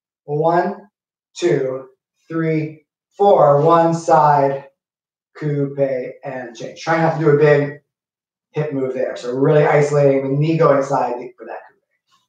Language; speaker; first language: English; native; English